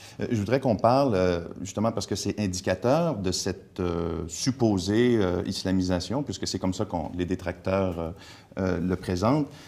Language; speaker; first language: French; native; French